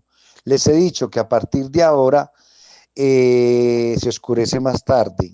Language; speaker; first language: Spanish; native; Spanish